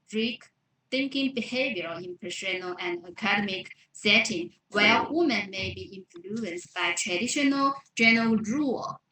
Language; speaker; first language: English; non-native, fluent; Chinese